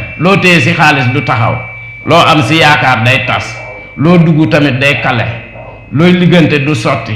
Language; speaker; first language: Wolof; non-native, local second language; Jola-Fonyi